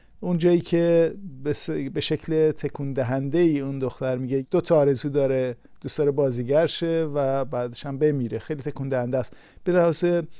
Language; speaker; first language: Persian; native; Persian